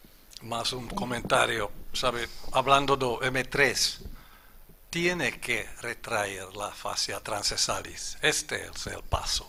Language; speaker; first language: Spanish; non-native, fluent; German